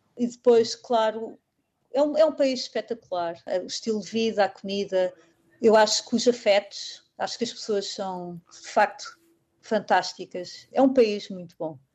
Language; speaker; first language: Portuguese; native; Portuguese